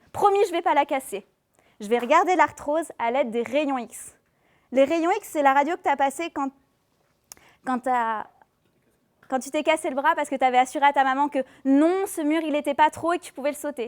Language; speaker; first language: French; native; French